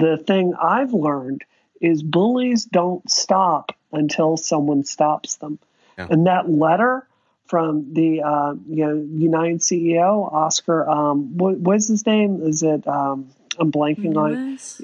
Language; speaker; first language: English; native; English